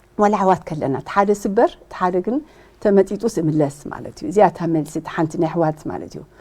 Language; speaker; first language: Tigrinya; early bilingual, heritage; Tigrinya